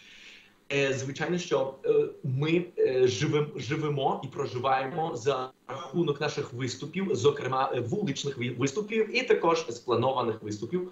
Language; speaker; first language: Ukrainian; non-native, fluent; Spanish